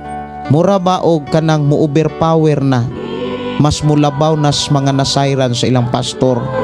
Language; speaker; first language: Cebuano; native; Cebuano